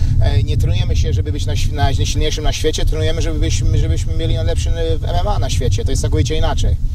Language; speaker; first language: Polish; early bilingual, heritage; Polish